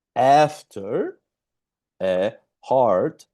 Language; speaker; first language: English; non-native, fluent; Turkish